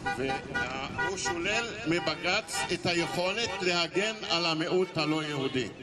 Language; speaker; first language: Hebrew; non-native, local second language; Arabic